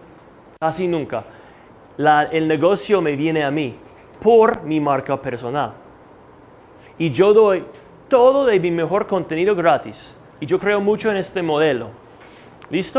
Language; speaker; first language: Spanish; non-native, fluent; English